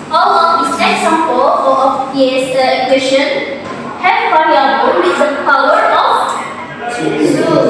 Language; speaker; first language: English; non-native, learner; Indonesian